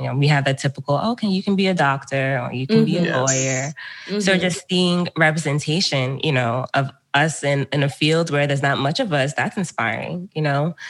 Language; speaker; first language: English; native; English